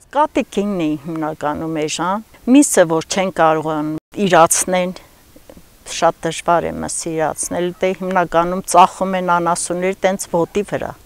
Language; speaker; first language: Armenian; native; Armenian